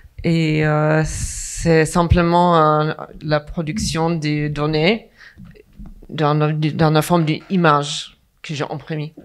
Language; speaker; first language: French; non-native, fluent; English